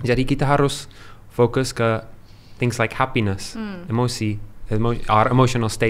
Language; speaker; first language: Indonesian; non-native, learner; English